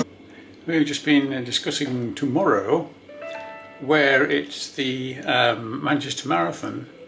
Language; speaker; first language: English; native; English